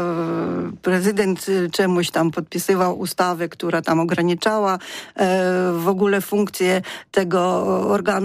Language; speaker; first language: Polish; non-native, fluent; Ukrainian